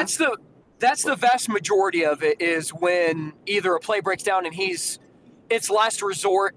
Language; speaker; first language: English; native; English